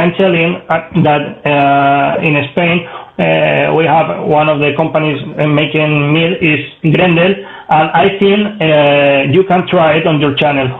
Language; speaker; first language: English; non-native, learner; Spanish